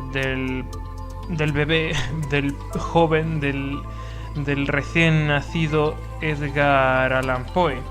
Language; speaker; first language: Spanish; native; Spanish